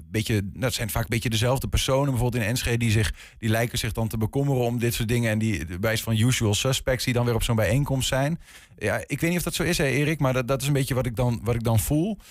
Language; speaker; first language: Dutch; native; Dutch